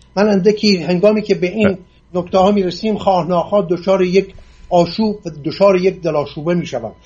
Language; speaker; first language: Persian; non-native, local second language; Assyrian Neo-Aramaic